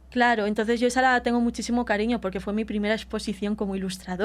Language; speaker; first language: Spanish; native; Spanish